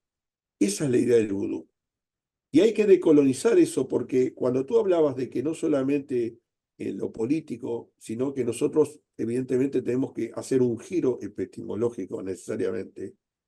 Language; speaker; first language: Spanish; native; Spanish